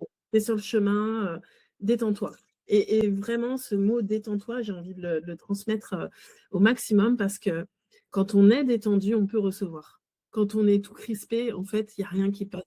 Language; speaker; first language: French; native; French